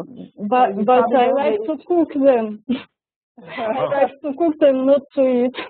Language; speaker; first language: English; non-native, learner; Russian